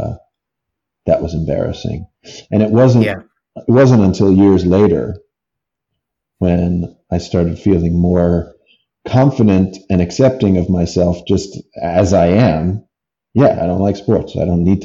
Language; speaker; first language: English; native; English